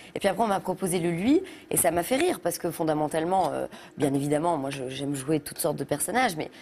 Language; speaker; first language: French; native; French